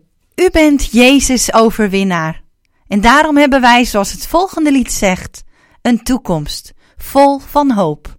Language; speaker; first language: Dutch; native; Dutch